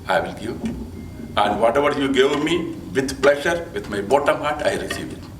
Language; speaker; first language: English; non-native, local second language; Malayalam